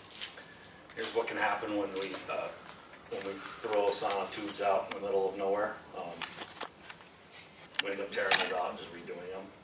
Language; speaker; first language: English; native; English